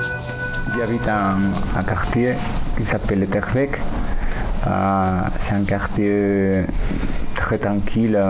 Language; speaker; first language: French; non-native, learner; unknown